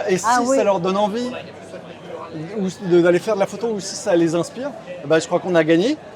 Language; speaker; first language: French; native; French